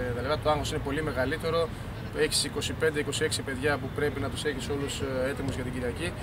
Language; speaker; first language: Greek; early bilingual, heritage; Greek